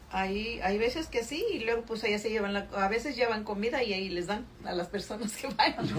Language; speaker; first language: Spanish; native; Spanish